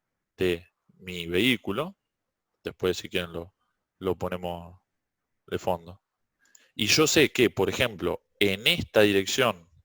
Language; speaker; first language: Spanish; native; Spanish